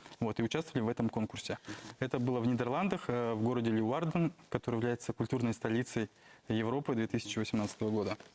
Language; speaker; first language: Russian; native; Russian